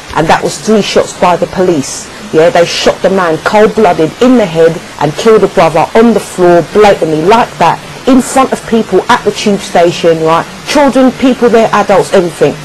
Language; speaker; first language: English; native; English